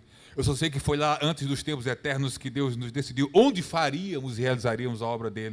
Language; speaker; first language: Portuguese; native; Portuguese